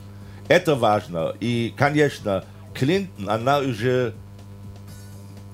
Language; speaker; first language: Russian; non-native, fluent; German